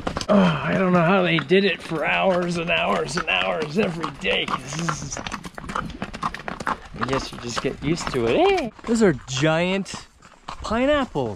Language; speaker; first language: English; native; English